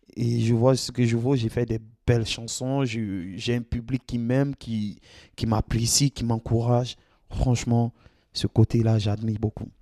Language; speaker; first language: French; non-native, local second language; Dyula